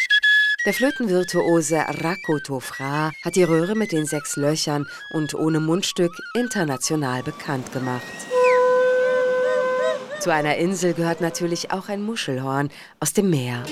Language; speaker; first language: German; native; German